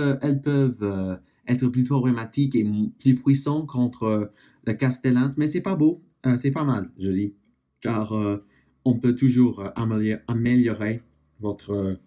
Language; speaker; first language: French; non-native, learner; English